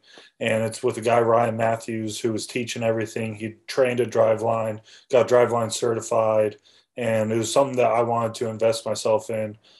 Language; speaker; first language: English; native; English